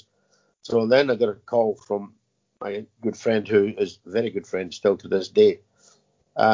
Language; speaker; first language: English; native; English